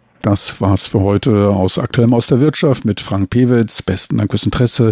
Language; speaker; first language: German; native; German